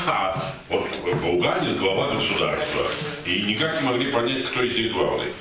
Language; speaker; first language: Russian; native; Russian